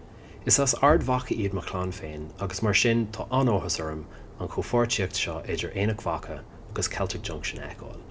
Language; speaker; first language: Irish; non-native, local second language; English